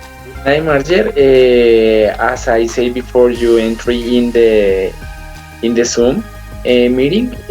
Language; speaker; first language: English; non-native, learner; Spanish